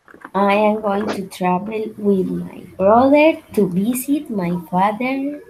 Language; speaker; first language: English; non-native, learner; Spanish